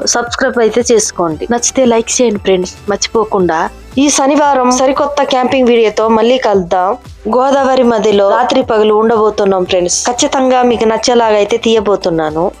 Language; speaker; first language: Telugu; non-native, local second language; Koya